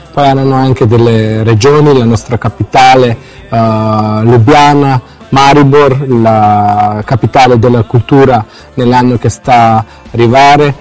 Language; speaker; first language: Italian; non-native, fluent; Slovenian